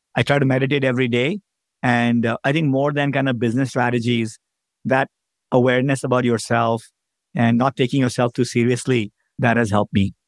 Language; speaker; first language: English; non-native, local second language; Hindi